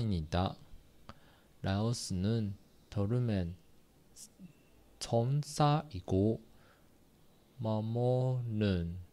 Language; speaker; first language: Korean; non-native, learner; Chinese